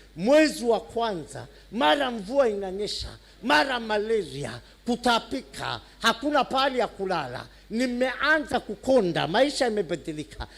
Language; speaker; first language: Swahili; non-native, fluent; Somali